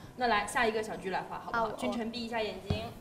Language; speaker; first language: Chinese; native; Chinese